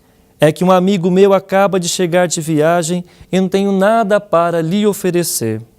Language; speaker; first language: Portuguese; native; Portuguese